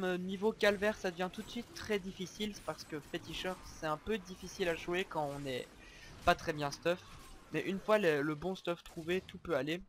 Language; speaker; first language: French; native; French